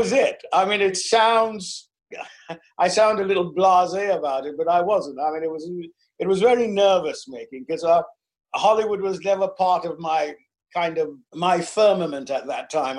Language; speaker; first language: English; native; English